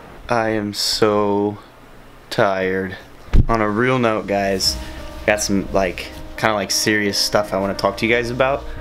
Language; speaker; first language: English; native; English